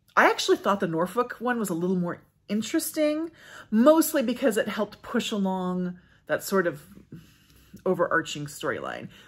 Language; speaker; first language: English; native; English